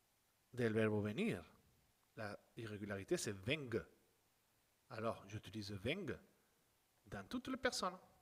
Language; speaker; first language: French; non-native, fluent; Spanish